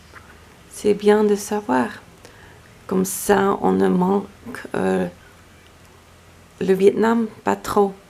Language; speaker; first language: French; non-native, learner; Vietnamese